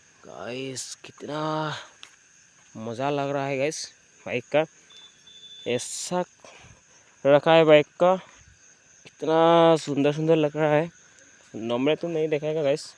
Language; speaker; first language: Hindi; non-native, local second language; Assamese